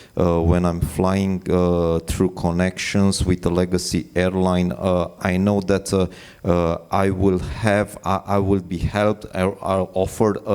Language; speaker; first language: English; non-native, fluent; Romanian